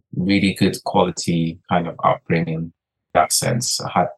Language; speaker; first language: English; early bilingual, other home language; Portuguese